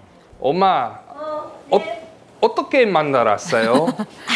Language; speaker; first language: Korean; non-native, learner; English